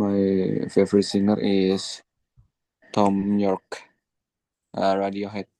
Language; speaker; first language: English; non-native, learner; Indonesian